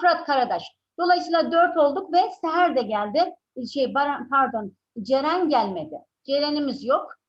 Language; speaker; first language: Turkish; native; Turkish